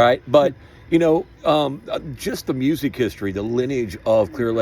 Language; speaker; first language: English; native; English